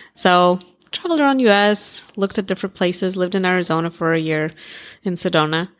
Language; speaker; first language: English; non-native, fluent; Russian